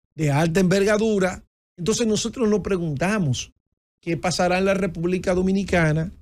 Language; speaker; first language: Spanish; native; Spanish